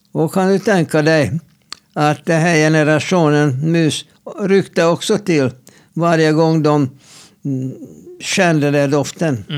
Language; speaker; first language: Swedish; non-native, fluent; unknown